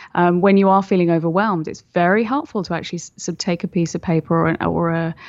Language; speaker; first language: English; native; English